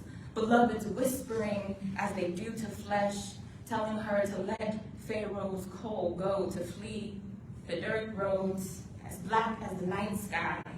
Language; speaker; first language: English; native; English